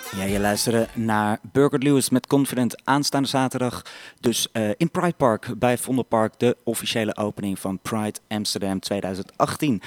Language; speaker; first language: Dutch; native; Dutch